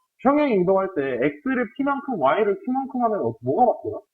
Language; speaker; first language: Korean; native; Korean